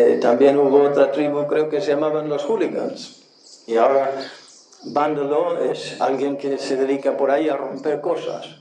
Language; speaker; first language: Spanish; non-native, fluent; English